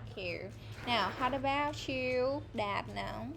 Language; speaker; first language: English; non-native, fluent; Vietnamese